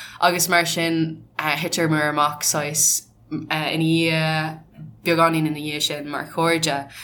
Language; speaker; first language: Irish; non-native, local second language; English